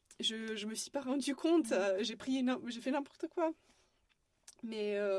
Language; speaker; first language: French; non-native, fluent; Romanian